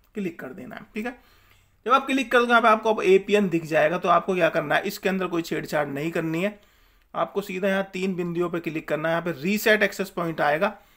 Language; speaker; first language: Hindi; native; Hindi